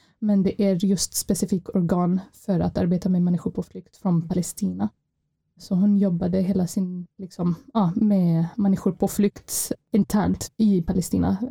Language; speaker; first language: Swedish; non-native, fluent; Arabic